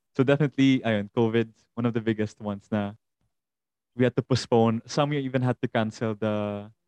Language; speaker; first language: English; non-native, local second language; Hiligaynon